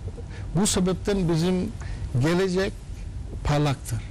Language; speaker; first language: Turkish; non-native, learner; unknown